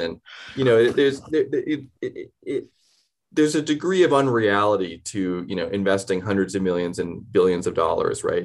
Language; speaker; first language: English; native; English